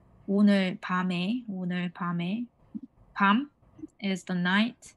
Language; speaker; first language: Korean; non-native, fluent; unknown